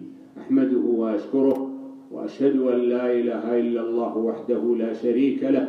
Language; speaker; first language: Arabic; native; Arabic